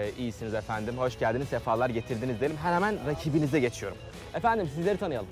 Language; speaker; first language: Turkish; native; Turkish